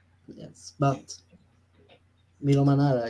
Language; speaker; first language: English; non-native, learner; Italian